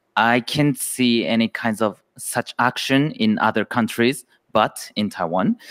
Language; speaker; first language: English; non-native, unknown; Japanese